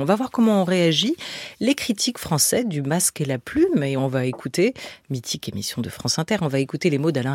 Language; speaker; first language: French; native; French